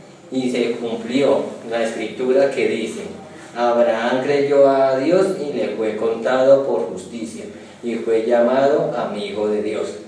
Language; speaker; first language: Spanish; native; Spanish